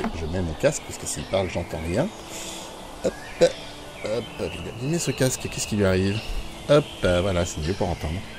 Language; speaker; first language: French; native; French